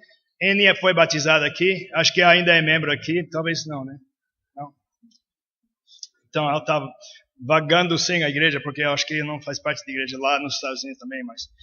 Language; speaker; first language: Portuguese; non-native, fluent; English